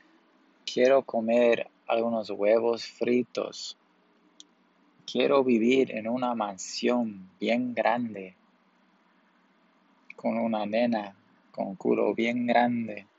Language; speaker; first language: Spanish; early bilingual, heritage; Spanish